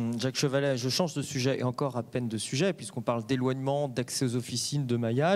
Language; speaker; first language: French; native; French